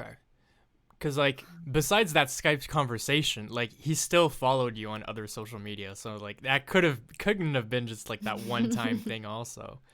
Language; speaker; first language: English; non-native, fluent; French